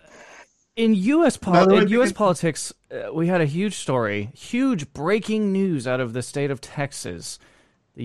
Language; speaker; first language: English; native; English